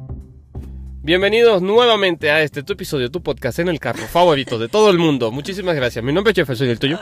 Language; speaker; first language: Spanish; native; Spanish